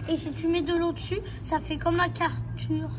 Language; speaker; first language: French; native; French